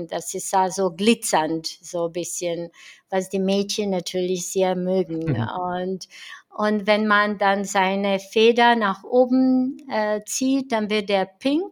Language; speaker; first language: German; non-native, fluent; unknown